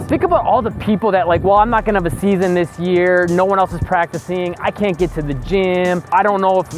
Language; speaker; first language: English; native; English